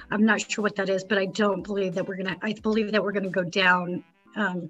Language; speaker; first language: English; native; English